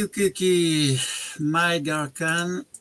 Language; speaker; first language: English; non-native, fluent; French